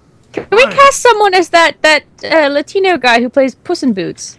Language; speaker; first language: English; native; English